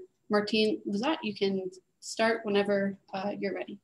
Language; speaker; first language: English; native; English